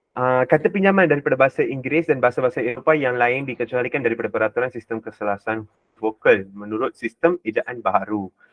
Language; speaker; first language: Malay; non-native, local second language; Tamil